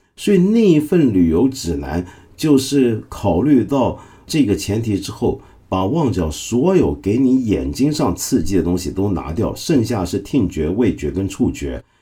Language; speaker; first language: Chinese; non-native, local second language; Cantonese